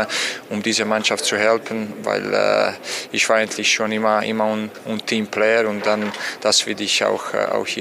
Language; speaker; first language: German; non-native, fluent; Bosnian